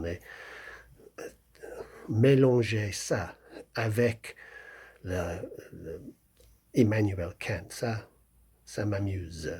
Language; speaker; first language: French; non-native, fluent; English